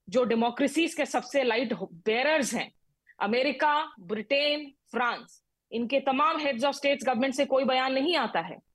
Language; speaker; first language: Hindi; native; Hindi